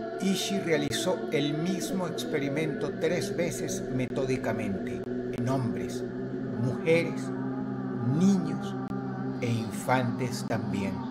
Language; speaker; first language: Spanish; native; Spanish